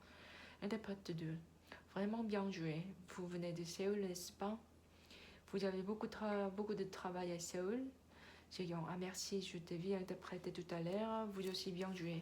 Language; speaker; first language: French; non-native, learner; Korean